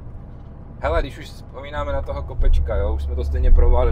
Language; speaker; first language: Czech; native; Czech